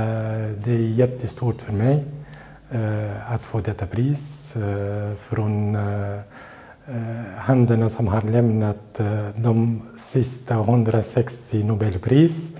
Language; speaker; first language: Swedish; non-native, fluent; Arabic